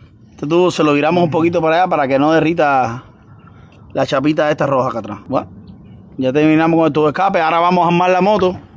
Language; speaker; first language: Spanish; native; Spanish